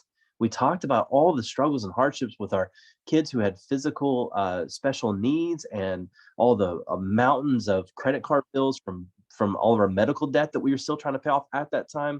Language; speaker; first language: English; native; English